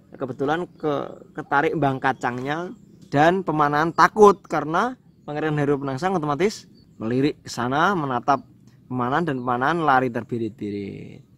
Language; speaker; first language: Indonesian; non-native, local second language; Javanese